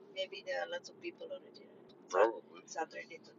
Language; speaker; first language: English; non-native, local second language; Filipino